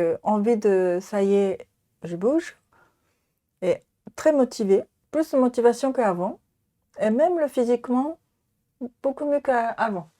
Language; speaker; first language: French; non-native, fluent; Japanese